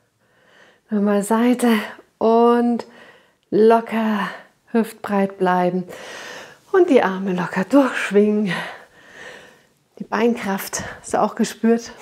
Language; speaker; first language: German; native; German